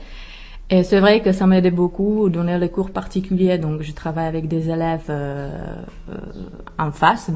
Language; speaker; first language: French; non-native, fluent; Czech